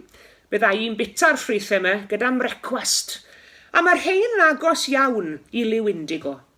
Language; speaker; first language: Welsh; native; Welsh